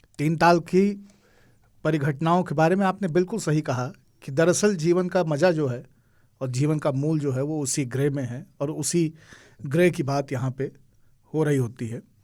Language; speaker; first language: Hindi; native; Hindi